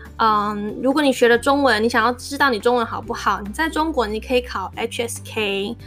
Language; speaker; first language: Chinese; non-native, local second language; Min Nan Chinese